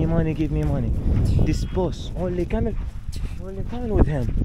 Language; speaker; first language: English; non-native, learner; Arabic